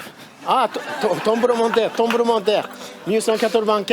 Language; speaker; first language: French; non-native, learner; Japanese